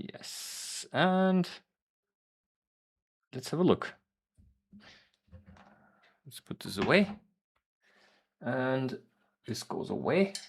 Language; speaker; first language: English; non-native, fluent; German